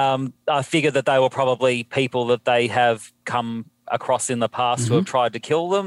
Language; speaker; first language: English; native; English